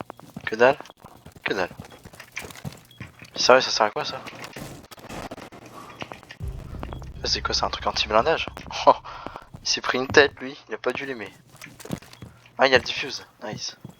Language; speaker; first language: French; native; French